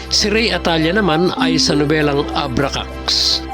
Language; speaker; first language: Filipino; native; Filipino